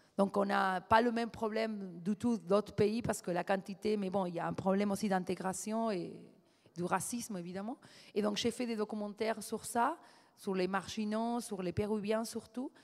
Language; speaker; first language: French; non-native, fluent; Spanish